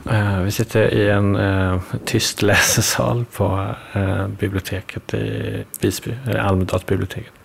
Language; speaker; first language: Swedish; early bilingual, other home language; Persian